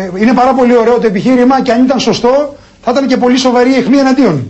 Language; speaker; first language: Greek; native; Greek